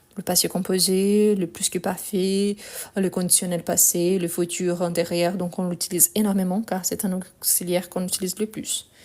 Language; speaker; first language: French; non-native, fluent; Portuguese